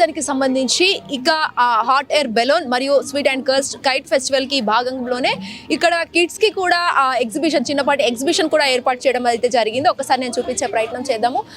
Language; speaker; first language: Telugu; native; Telugu